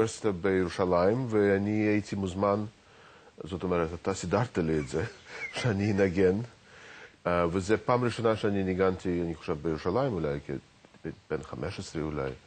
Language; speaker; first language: Hebrew; non-native, fluent; Russian